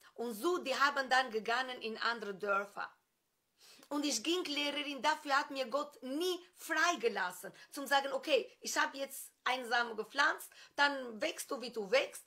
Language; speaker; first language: German; non-native, fluent; Albanian